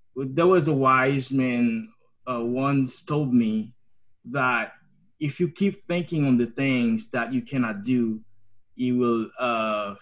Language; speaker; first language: English; non-native, fluent; Haitian Creole